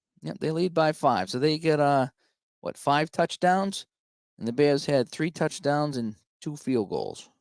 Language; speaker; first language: English; native; English